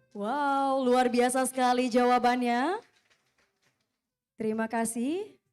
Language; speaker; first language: Indonesian; native; Indonesian